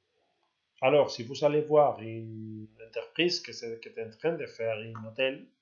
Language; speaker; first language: French; non-native, learner; Spanish